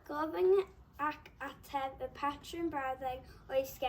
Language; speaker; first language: Welsh; non-native, local second language; English